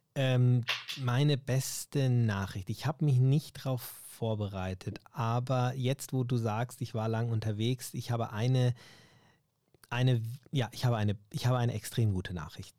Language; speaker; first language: German; native; German